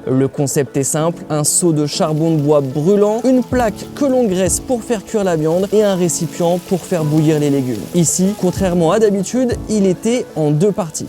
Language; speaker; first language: French; native; French